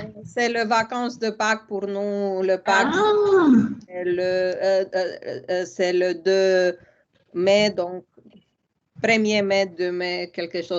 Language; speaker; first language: French; non-native, fluent; Romanian